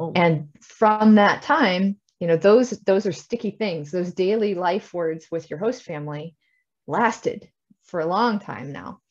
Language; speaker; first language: English; native; English